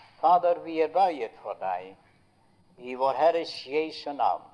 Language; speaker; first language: Norwegian; early bilingual, heritage; Norwegian